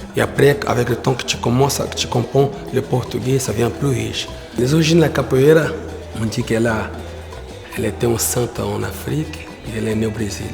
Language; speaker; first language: French; non-native, fluent; Portuguese